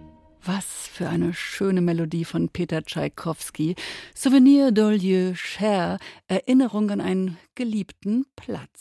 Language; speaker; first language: German; native; German